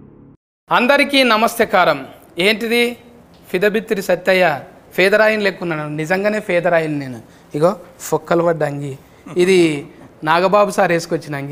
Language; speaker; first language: Telugu; native; Telugu